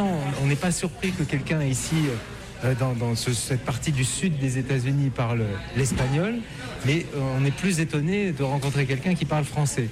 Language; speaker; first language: French; native; French